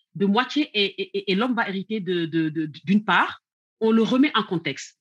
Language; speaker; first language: French; non-native, local second language; Wolof